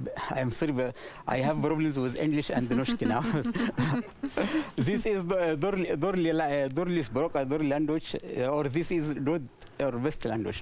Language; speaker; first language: English; non-native, learner; Arabic